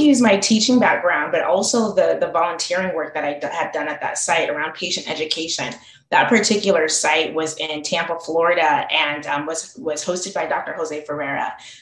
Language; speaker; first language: English; native; English